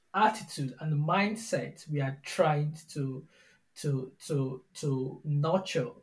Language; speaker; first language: English; non-native, local second language; Yoruba